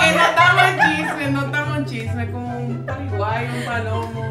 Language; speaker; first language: Spanish; non-native, fluent; English